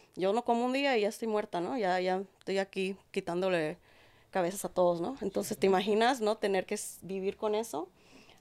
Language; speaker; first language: Spanish; early bilingual, heritage; Spanish